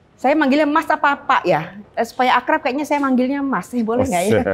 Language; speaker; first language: Indonesian; native; Indonesian